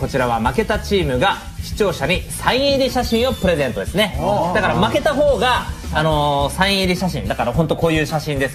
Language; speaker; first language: Japanese; native; Japanese